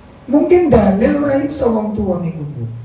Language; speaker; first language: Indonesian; non-native, local second language; Javanese